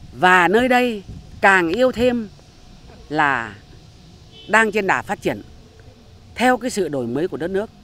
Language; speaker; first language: Vietnamese; non-native, local second language; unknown